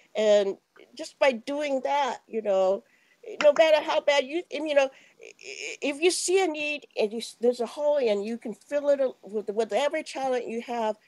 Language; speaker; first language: English; native; English